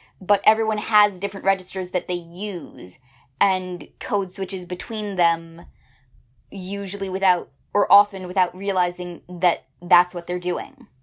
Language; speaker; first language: English; native; English